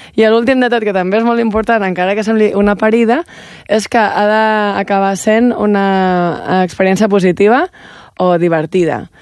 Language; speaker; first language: Catalan; non-native, local second language; Spanish